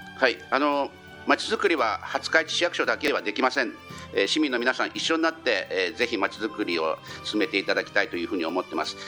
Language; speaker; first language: Japanese; native; Japanese